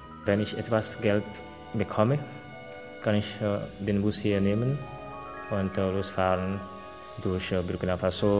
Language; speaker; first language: German; non-native, fluent; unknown